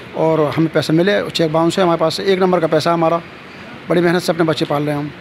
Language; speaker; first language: Hindi; native; Hindi